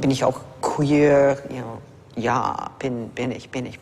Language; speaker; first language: German; non-native, fluent; English